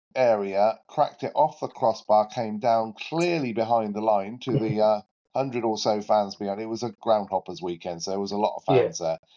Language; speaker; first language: English; native; English